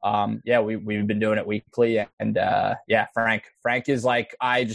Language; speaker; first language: English; native; English